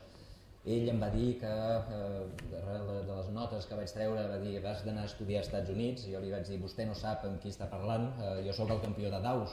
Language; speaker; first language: Catalan; native; Catalan